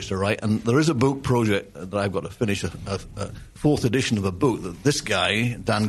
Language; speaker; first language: English; native; English